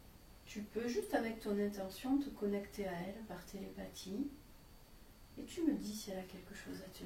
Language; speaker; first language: French; native; French